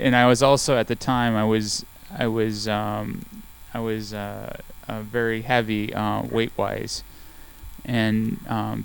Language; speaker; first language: English; native; English